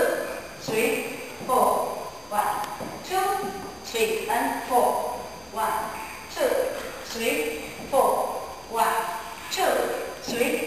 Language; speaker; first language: English; non-native, learner; Chinese